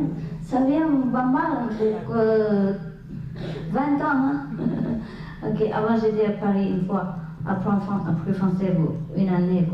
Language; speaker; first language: French; non-native, learner; Vietnamese